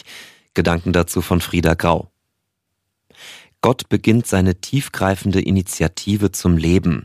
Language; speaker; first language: German; native; German